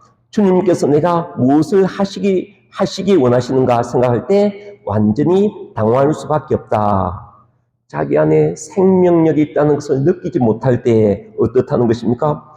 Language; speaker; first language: Korean; native; Korean